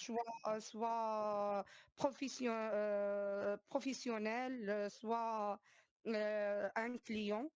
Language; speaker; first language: French; non-native, learner; Arabic